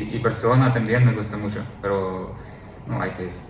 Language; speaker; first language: Spanish; non-native, learner; Ukrainian